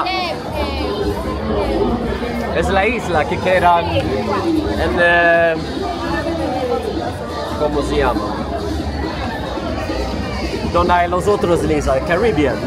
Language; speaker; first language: Spanish; non-native, fluent; Swedish